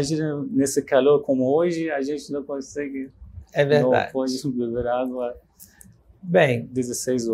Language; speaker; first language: Portuguese; non-native, fluent; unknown